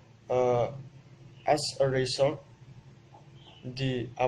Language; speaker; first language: English; non-native, learner; Indonesian